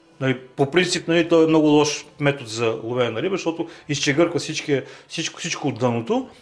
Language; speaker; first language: Bulgarian; native; Bulgarian